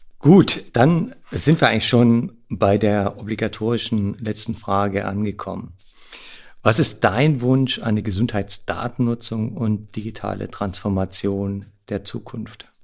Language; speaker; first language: German; native; German